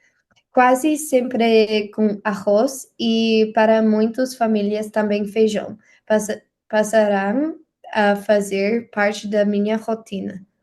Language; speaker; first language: Portuguese; non-native, learner; English